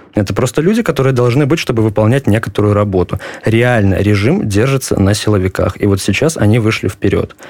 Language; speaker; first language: Russian; native; Russian